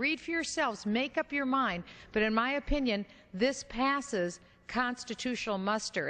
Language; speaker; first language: English; native; English